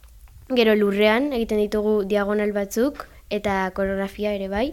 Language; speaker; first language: Basque; non-native, local second language; Spanish